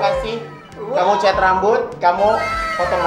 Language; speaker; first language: Indonesian; early bilingual, other home language; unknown